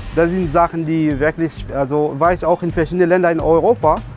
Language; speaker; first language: German; non-native, fluent; Arabic